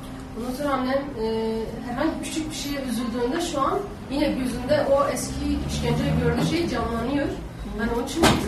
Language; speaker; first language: Turkish; non-native, local second language; Kurdish